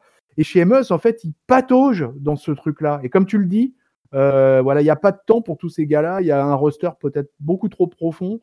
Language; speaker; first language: French; native; French